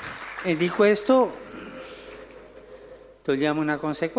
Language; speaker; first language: Italian; early bilingual, heritage; Spanish